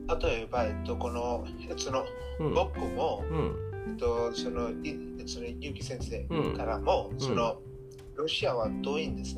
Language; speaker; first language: Japanese; non-native, learner; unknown